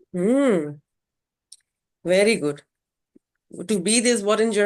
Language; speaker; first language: English; non-native, local second language; Hindi